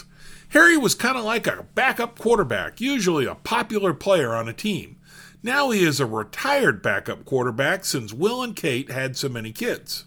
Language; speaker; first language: English; native; English